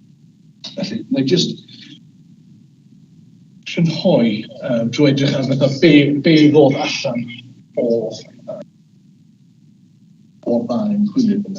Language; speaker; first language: Welsh; native; Welsh